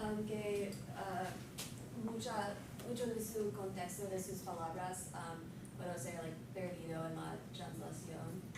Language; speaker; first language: Spanish; non-native, learner; English